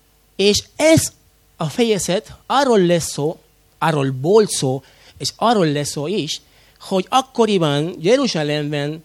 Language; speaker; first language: Hungarian; non-native, fluent; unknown